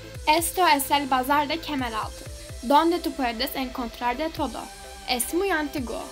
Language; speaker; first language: Spanish; non-native, learner; Turkish